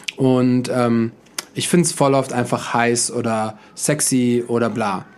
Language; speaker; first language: German; native; German